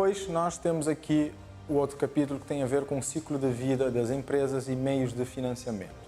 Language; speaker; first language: Portuguese; non-native, local second language; Kabuverdianu